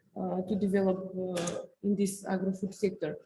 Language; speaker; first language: English; non-native, fluent; Macedonian